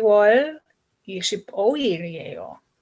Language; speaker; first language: Korean; non-native, learner; English